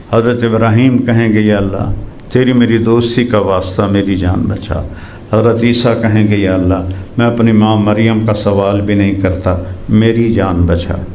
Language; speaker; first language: Urdu; non-native, local second language; Saraiki